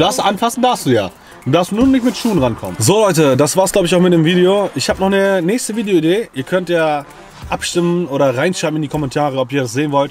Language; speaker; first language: German; native; German